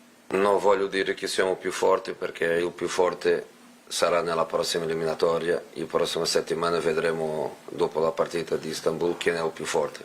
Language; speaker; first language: Italian; non-native, fluent; Portuguese